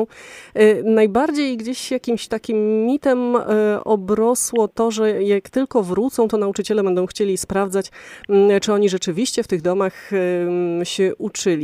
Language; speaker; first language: Polish; native; Polish